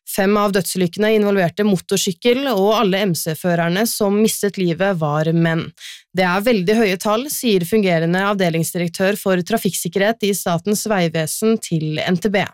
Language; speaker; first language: Norwegian; native; Norwegian